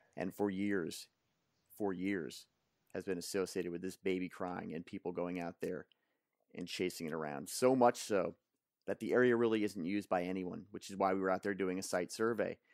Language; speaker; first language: English; native; English